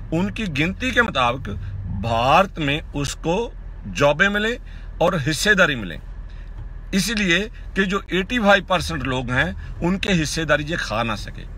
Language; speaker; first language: Hindi; non-native, local second language; Punjabi